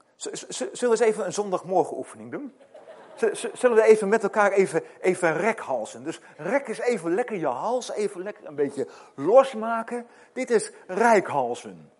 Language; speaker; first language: Dutch; native; Dutch